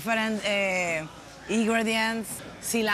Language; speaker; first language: English; non-native, learner; Spanish